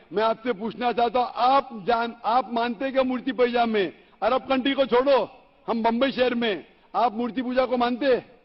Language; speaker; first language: Hindi; non-native, local second language; Konkani